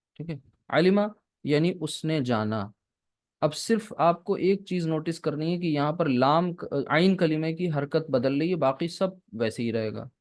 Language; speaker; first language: Urdu; native; Urdu